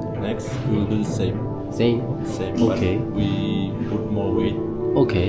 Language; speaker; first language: English; non-native, learner; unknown